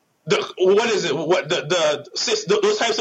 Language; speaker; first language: English; native; English